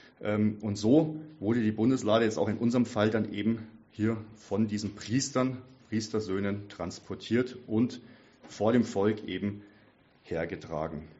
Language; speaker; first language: German; native; German